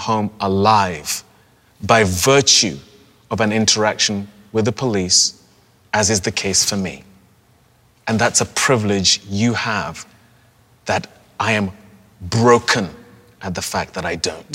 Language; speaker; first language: English; native; English